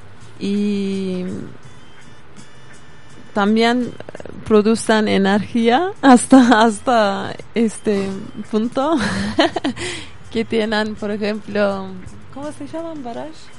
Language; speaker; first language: Spanish; non-native, fluent; Kurdish